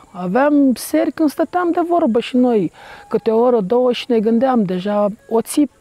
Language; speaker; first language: Romanian; native; Romanian